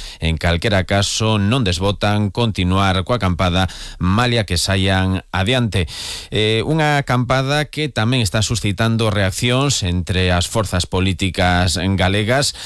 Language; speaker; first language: Galician; native; Galician